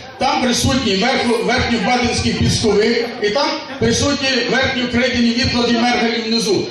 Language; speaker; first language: Ukrainian; native; Ukrainian